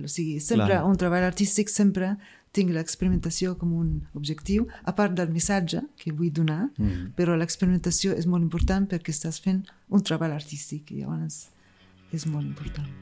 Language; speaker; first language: Catalan; non-native, fluent; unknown